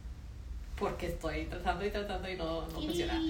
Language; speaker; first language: Spanish; early bilingual, heritage; Spanish